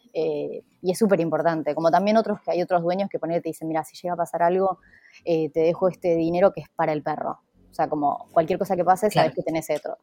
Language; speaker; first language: Spanish; native; Spanish